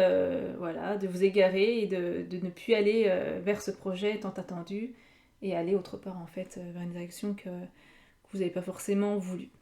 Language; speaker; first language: French; native; French